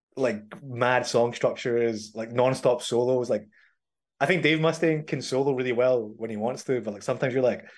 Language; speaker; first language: English; native; English